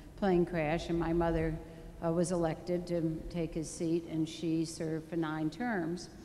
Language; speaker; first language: English; native; English